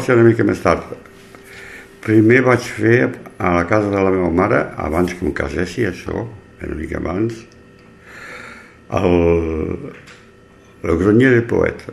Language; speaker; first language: Catalan; native; Catalan